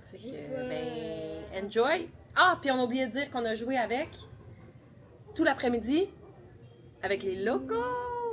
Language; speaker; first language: French; native; French